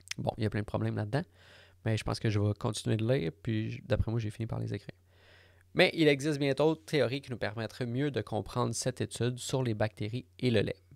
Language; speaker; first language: French; native; French